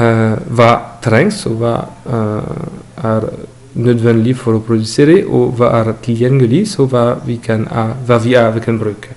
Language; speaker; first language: Norwegian; non-native, fluent; French